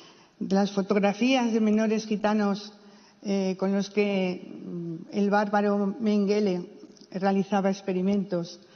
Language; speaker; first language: Spanish; native; Spanish